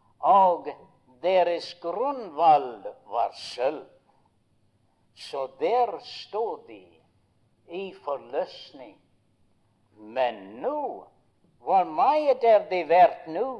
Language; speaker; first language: Norwegian; early bilingual, heritage; Norwegian